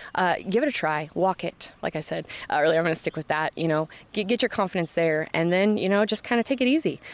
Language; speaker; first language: English; native; English